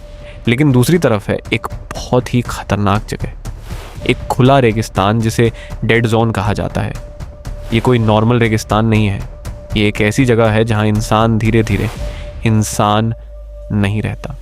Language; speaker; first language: Hindi; native; Hindi